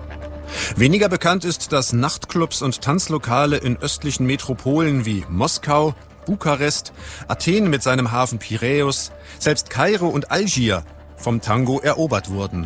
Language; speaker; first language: German; native; German